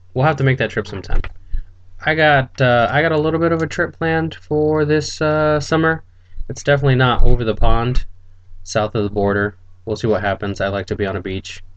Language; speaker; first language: English; early bilingual, other home language; Spanish